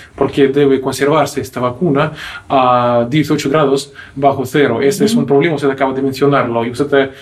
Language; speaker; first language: Spanish; non-native, fluent; Russian